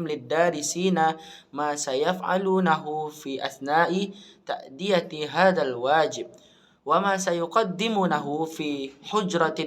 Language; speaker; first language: Arabic; non-native, learner; Indonesian